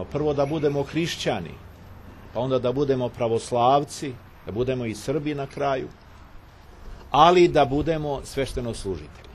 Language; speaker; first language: Serbian; native; Serbian